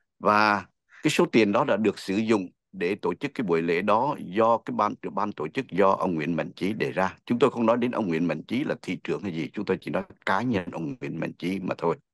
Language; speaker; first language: Vietnamese; native; Vietnamese